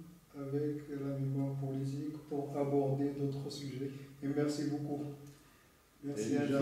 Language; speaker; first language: French; non-native, local second language; Arabic